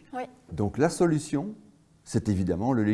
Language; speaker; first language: French; native; French